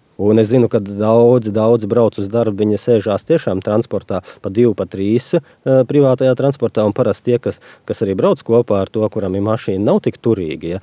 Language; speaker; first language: Latvian; native; Latvian